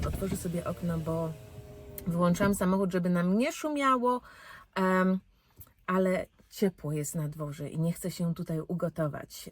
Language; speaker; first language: Polish; early bilingual, heritage; Polish